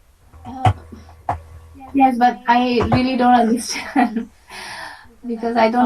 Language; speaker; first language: English; non-native, fluent; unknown